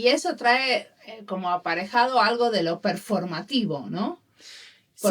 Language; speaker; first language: Spanish; native; Spanish